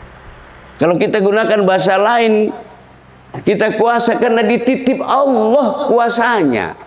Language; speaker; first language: Indonesian; native; Indonesian